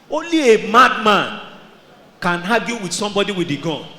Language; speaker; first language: English; non-native, local second language; Yoruba